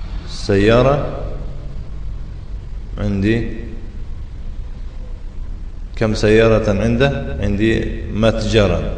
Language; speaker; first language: Arabic; non-native, fluent; Tajik